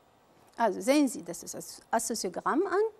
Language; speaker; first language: German; non-native, fluent; Arabic